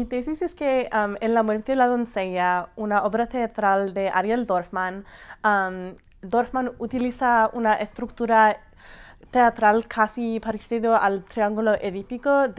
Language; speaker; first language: Spanish; non-native, fluent; English